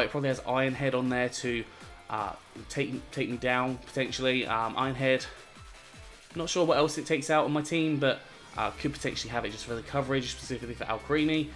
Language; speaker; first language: English; native; English